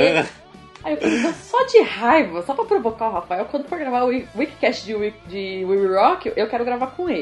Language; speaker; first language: Portuguese; native; Portuguese